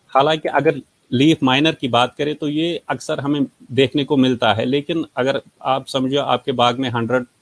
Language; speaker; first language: Hindi; native; Hindi